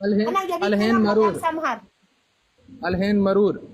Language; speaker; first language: Arabic; non-native, learner; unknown